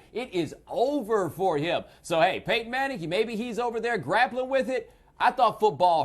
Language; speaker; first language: English; native; English